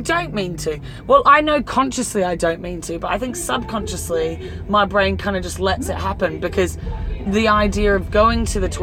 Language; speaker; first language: English; native; English